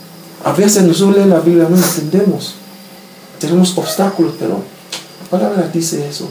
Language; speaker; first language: Spanish; non-native, learner; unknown